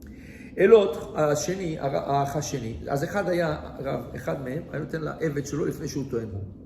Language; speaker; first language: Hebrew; non-native, fluent; French